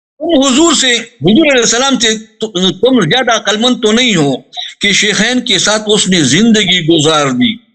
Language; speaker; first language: Urdu; non-native, local second language; Pashto